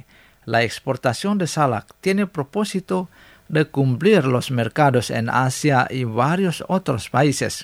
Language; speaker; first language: Spanish; non-native, fluent; Indonesian